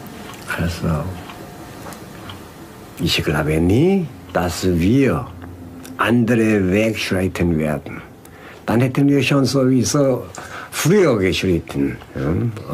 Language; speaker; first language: German; non-native, fluent; Korean